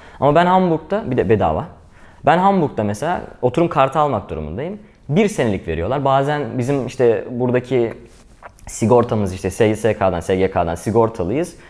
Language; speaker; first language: Turkish; native; Turkish